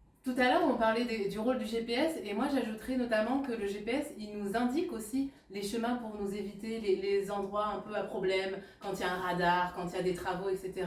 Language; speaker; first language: French; native; French